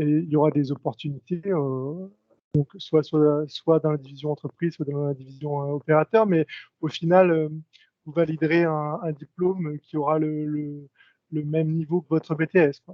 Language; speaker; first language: French; native; French